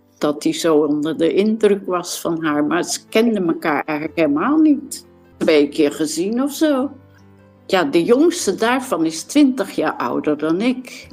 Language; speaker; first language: Dutch; native; Dutch